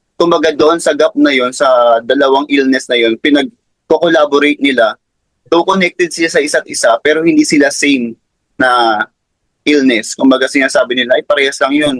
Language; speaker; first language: Filipino; native; Filipino